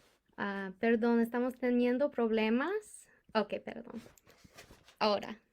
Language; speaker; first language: Spanish; non-native, fluent; English